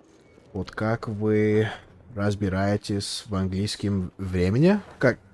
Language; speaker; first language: Russian; non-native, learner; English